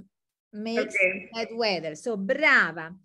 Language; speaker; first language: English; non-native, fluent; Italian